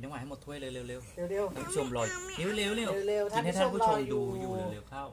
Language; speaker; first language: Thai; native; Thai